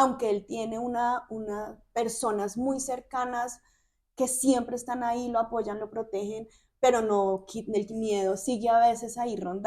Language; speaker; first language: Spanish; native; Spanish